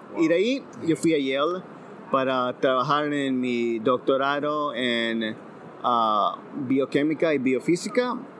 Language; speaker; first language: Spanish; early bilingual, heritage; Spanish